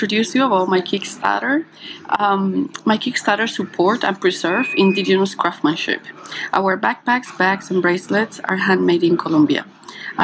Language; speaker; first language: English; non-native, fluent; Spanish